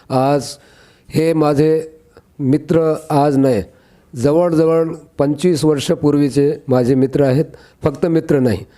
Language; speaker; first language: Marathi; non-native, local second language; Urdu